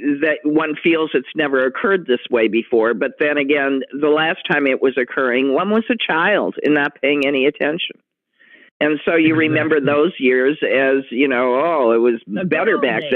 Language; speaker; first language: English; native; English